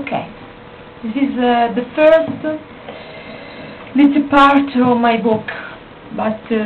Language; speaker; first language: English; non-native, learner; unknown